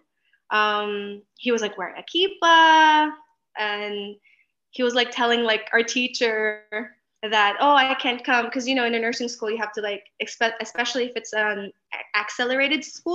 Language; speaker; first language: English; non-native, local second language; Filipino